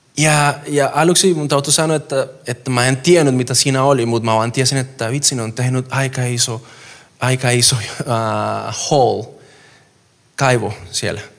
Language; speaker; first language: Finnish; non-native, fluent; Spanish